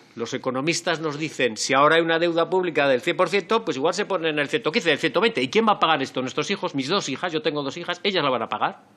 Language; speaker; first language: Spanish; native; Spanish